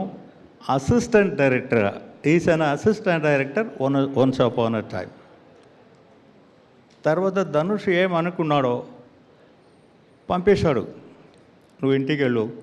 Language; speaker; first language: Telugu; non-native, learner; Tamil